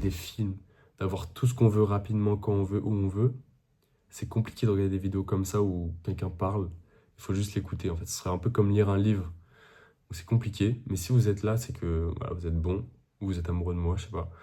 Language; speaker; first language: French; native; French